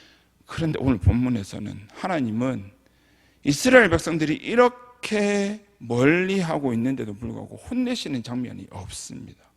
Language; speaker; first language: Korean; native; Korean